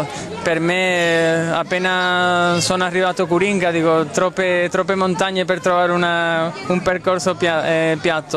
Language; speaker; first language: Italian; non-native, fluent; Spanish